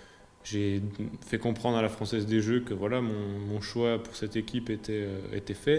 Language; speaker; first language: French; native; French